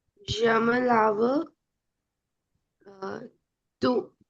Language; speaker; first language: French; non-native, learner; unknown